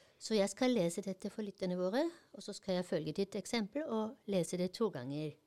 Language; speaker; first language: Norwegian; non-native, fluent; German